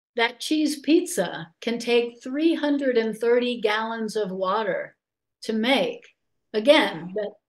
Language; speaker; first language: English; native; English